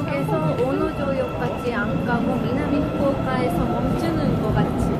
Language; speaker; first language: Korean; non-native, fluent; Japanese